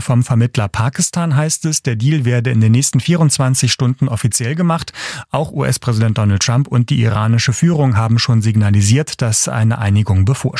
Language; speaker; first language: German; native; German